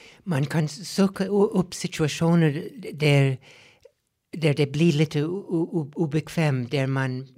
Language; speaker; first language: Swedish; non-native, fluent; English